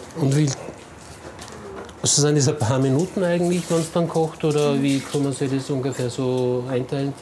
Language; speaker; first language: German; native; German